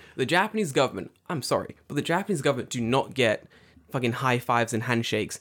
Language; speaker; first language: English; native; English